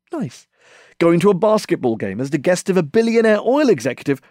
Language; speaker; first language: English; native; English